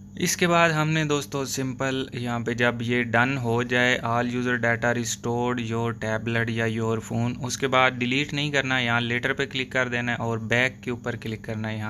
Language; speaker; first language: Urdu; non-native, local second language; Punjabi